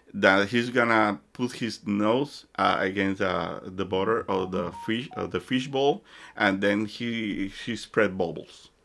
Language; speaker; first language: English; non-native, fluent; Spanish